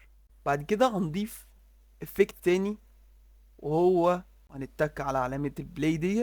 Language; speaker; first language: Arabic; native; Arabic